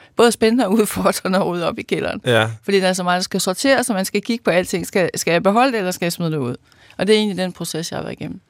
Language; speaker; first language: Danish; native; Danish